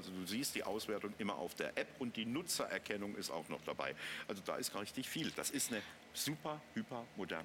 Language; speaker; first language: German; native; German